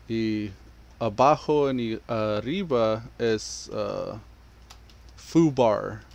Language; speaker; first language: Spanish; non-native, learner; English